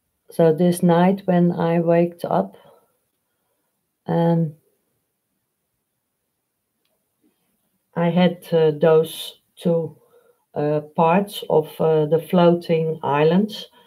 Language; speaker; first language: English; non-native, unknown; Dutch